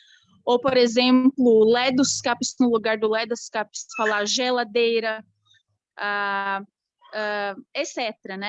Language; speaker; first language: Portuguese; early bilingual, heritage; Portuguese